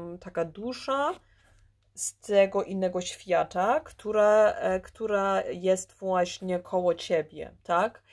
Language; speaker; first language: Polish; early bilingual, heritage; Polish